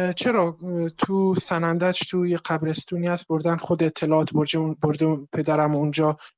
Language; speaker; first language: Persian; non-native, local second language; Kurdish